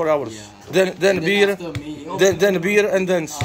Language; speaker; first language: English; non-native, learner; Czech